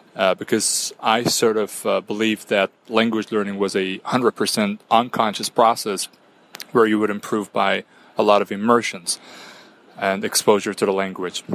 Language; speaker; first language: English; non-native, fluent; Persian